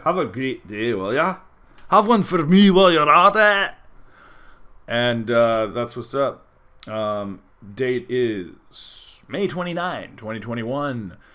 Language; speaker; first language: English; native; English